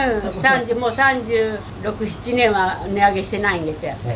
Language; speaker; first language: Japanese; native; Japanese